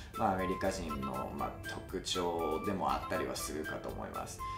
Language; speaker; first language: Japanese; non-native, fluent; English